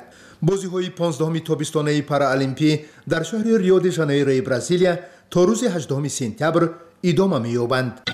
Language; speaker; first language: Persian; native; Persian